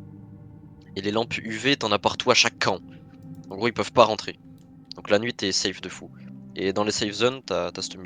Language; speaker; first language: French; native; French